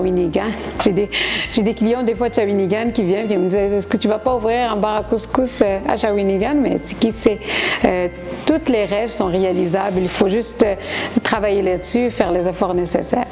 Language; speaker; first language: French; non-native, local second language; Arabic